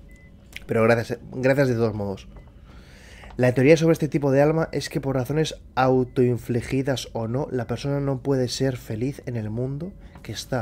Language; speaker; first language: Spanish; native; Spanish